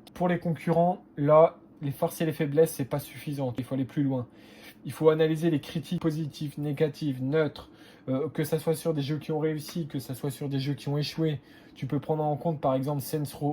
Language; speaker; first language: French; native; French